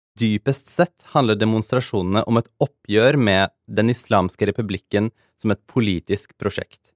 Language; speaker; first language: Norwegian; early bilingual, other home language; Persian